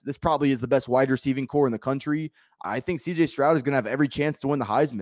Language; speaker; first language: English; native; English